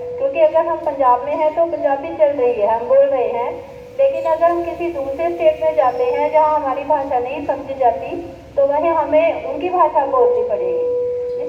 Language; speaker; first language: Hindi; non-native, local second language; Punjabi